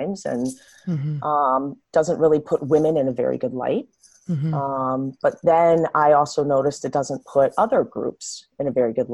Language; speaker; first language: English; native; English